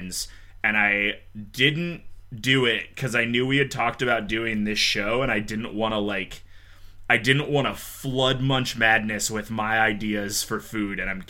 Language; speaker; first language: English; native; English